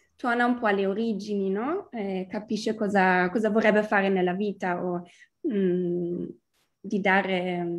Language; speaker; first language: Italian; non-native, fluent; German